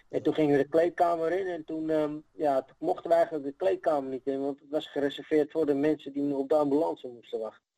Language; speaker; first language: Dutch; native; Dutch